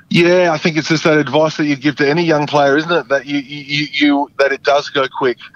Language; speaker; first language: English; native; English